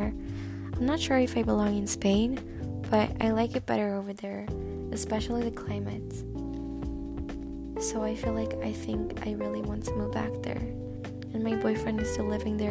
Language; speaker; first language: English; non-native, fluent; Swedish